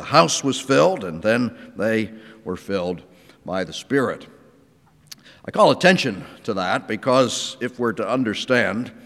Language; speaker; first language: English; native; English